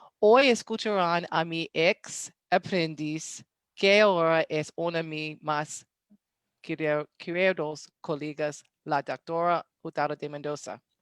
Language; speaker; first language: Spanish; non-native, fluent; English